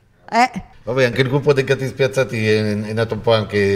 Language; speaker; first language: Italian; native; Italian